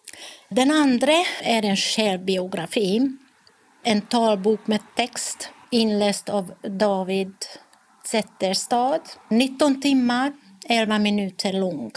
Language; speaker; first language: Swedish; non-native, fluent; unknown